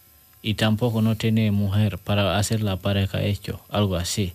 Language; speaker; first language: Spanish; non-native, learner; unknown